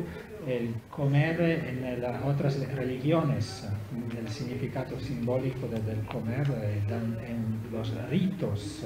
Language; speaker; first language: Spanish; non-native, learner; Italian